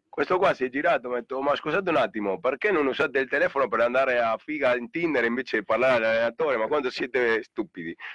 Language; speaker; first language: Italian; native; Italian